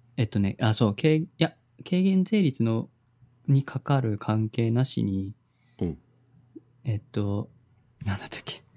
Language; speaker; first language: Japanese; native; Japanese